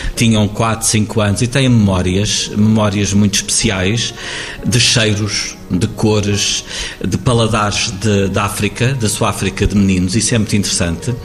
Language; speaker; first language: Portuguese; native; Portuguese